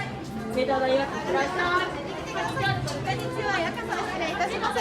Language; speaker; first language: Japanese; non-native, fluent; Korean